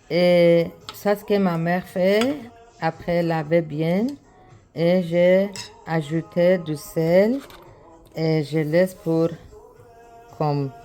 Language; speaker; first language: French; non-native, learner; Persian